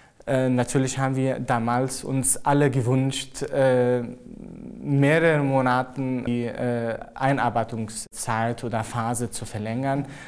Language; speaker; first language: German; non-native, fluent; Arabic